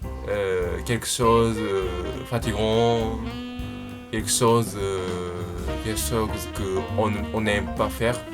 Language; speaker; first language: French; non-native, learner; Japanese